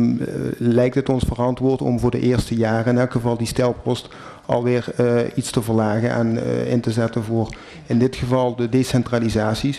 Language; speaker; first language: Dutch; native; Dutch